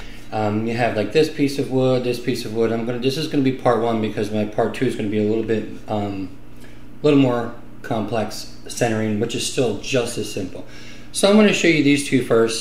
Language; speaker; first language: English; native; English